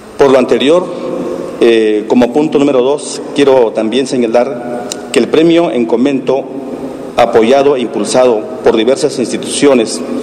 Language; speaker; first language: Spanish; non-native, local second language; Tzeltal